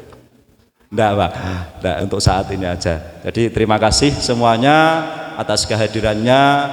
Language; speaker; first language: Indonesian; non-native, local second language; Javanese